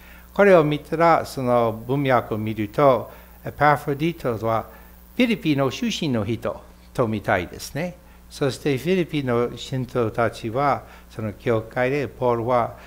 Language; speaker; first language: Japanese; non-native, fluent; English